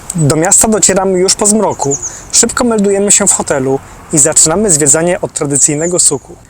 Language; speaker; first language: Polish; native; Polish